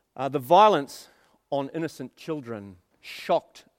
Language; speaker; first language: English; native; English